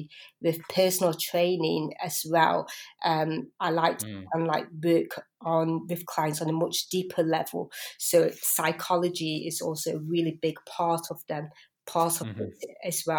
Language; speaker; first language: English; native; English